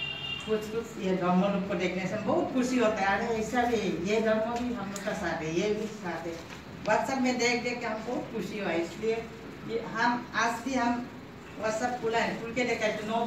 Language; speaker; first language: Hindi; non-native, local second language; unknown